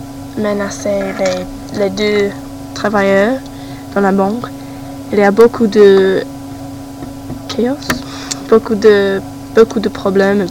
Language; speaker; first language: French; non-native, learner; English